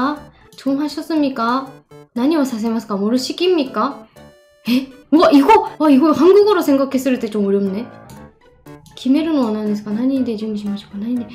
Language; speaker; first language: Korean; non-native, fluent; Japanese